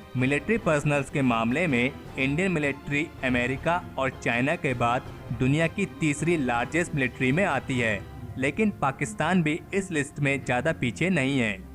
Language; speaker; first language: Hindi; native; Hindi